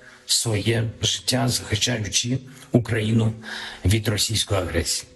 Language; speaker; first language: Ukrainian; non-native, local second language; Russian